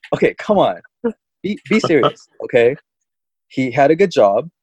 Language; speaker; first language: English; early bilingual, other home language; Chinese